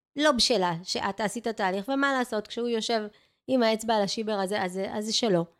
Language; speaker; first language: Hebrew; native; Hebrew